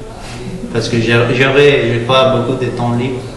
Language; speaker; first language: French; non-native, learner; Spanish